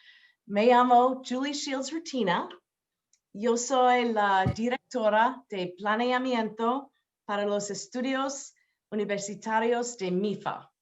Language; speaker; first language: Spanish; non-native, fluent; English